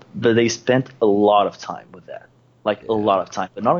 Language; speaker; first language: English; non-native, fluent; Spanish